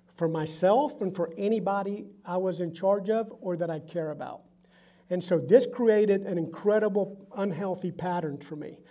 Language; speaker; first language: English; early bilingual, other home language; Spanish